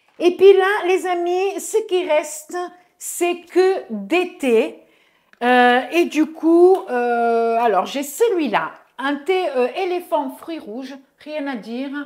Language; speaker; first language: French; early bilingual, other home language; Portuguese